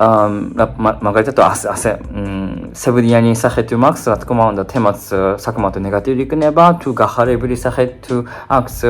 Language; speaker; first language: Georgian; non-native, fluent; Japanese